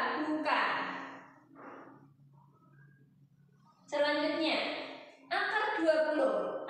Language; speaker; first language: Indonesian; native; Indonesian